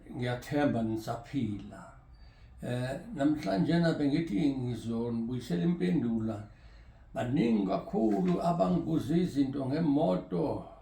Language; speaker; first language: Zulu; non-native, local second language; Afrikaans